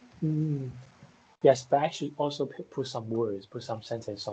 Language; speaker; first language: English; non-native, fluent; Chinese